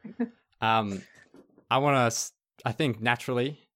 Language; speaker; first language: English; native; English